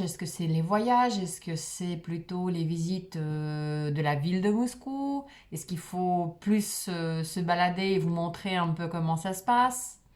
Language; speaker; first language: French; non-native, fluent; Russian